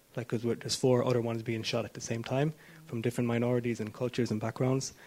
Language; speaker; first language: English; native; English